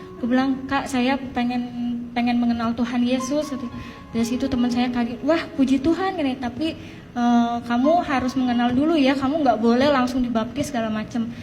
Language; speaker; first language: Indonesian; native; Indonesian